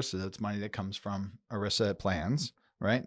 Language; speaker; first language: English; native; English